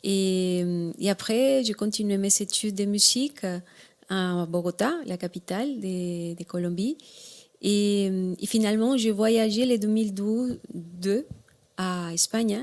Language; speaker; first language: French; non-native, learner; Spanish